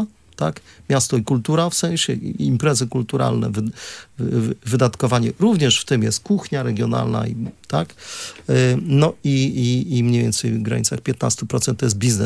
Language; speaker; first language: Polish; native; Polish